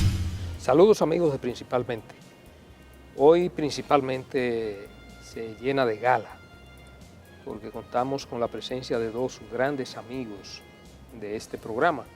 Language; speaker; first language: Spanish; native; Spanish